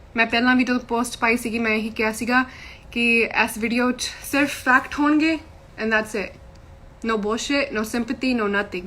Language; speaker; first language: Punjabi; early bilingual, heritage; Punjabi